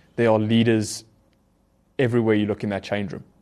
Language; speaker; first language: English; native; English